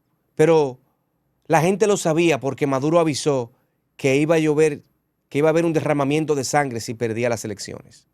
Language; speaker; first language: Spanish; native; Spanish